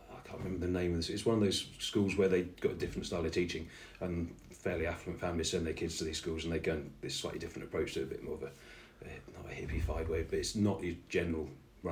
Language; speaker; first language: English; native; English